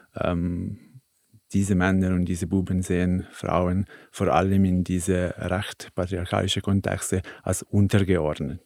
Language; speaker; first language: German; non-native, fluent; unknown